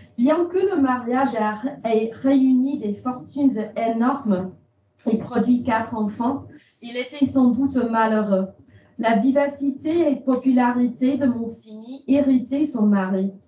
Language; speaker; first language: French; non-native, fluent; English